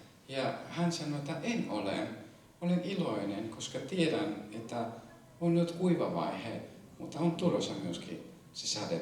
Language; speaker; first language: Finnish; non-native, fluent; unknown